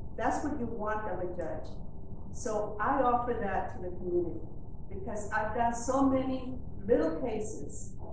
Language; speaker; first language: English; early bilingual, other home language; Spanish